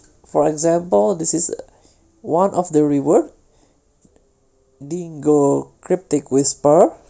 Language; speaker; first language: English; non-native, fluent; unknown